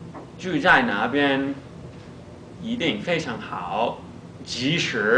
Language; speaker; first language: Chinese; non-native, learner; English